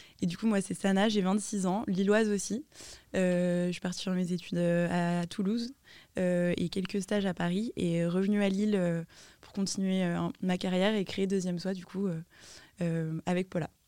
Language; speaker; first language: French; native; French